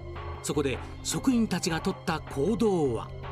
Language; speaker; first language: Japanese; native; Japanese